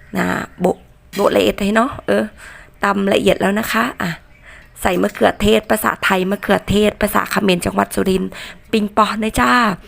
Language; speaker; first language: Thai; non-native, local second language; Northern Khmer